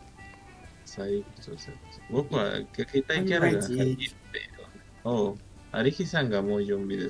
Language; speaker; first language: Japanese; non-native, learner; Spanish